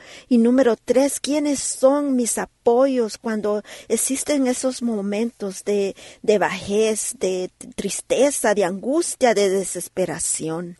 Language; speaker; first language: Spanish; native; Spanish